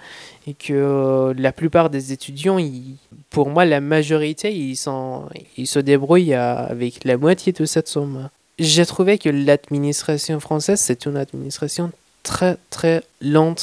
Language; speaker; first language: French; non-native, fluent; Persian